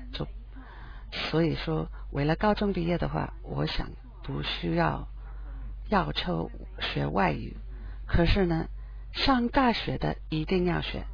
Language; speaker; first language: Chinese; non-native, fluent; English